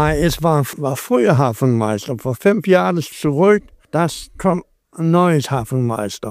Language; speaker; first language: German; non-native, learner; Danish